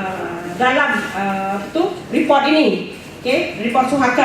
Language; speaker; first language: Malay; native; Malay